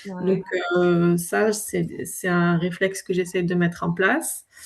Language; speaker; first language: French; native; French